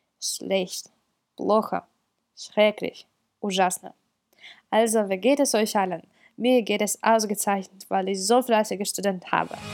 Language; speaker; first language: German; non-native, fluent; Russian